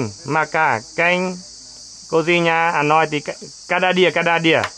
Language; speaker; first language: Portuguese; non-native, learner; Vietnamese